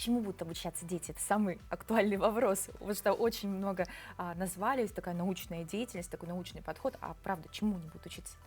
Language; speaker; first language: Russian; native; Russian